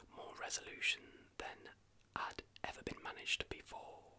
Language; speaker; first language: English; native; English